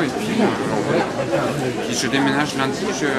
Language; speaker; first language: French; native; French